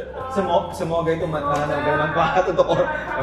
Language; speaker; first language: Indonesian; non-native, learner; Filipino